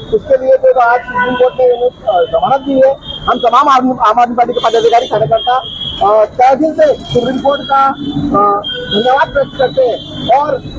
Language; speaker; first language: Hindi; native; Hindi